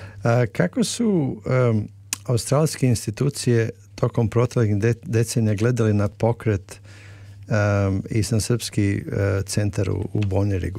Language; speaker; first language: Serbian; native; Serbian